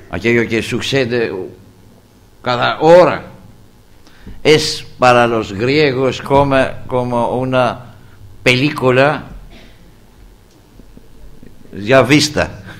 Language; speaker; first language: Spanish; non-native, fluent; Greek